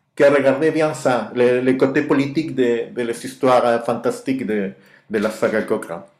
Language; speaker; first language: French; non-native, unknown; Spanish